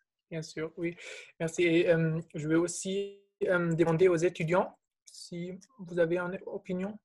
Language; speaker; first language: French; non-native, fluent; German